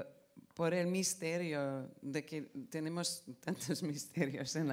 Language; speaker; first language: Spanish; non-native, fluent; English